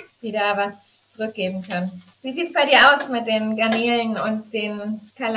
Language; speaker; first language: German; native; German